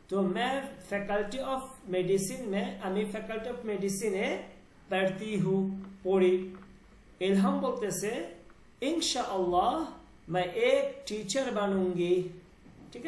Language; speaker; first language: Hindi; non-native, learner; Bangla